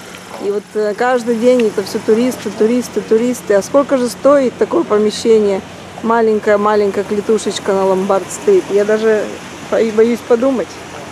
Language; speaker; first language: Russian; native; Russian